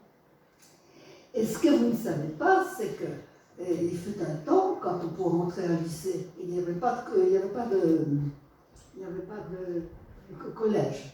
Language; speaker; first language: French; non-native, fluent; Polish